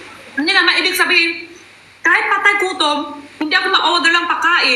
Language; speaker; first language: Filipino; non-native, local second language; Cebuano